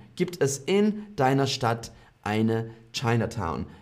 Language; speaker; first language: German; non-native, fluent; English